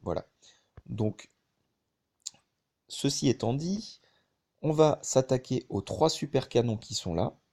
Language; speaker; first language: French; native; French